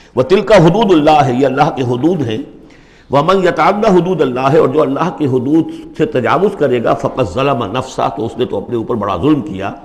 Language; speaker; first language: Urdu; native; Urdu